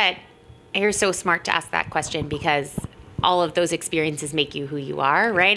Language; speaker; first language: English; native; English